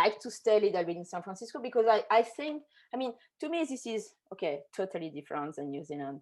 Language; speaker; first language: English; non-native, fluent; French